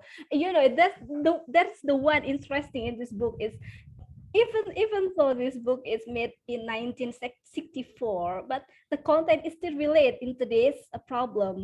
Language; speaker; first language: English; non-native, fluent; Indonesian